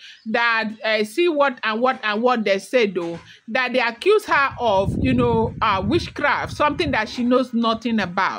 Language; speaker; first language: English; non-native, local second language; Yoruba